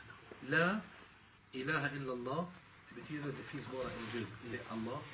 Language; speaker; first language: Swedish; early bilingual, other home language; Arabic